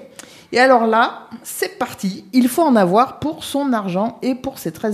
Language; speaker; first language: French; native; French